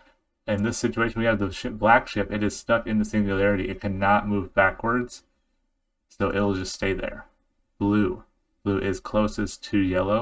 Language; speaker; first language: English; native; English